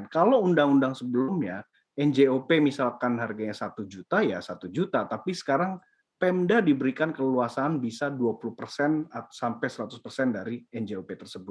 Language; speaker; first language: Indonesian; native; Indonesian